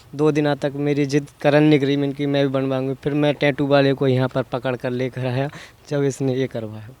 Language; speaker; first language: Hindi; native; Hindi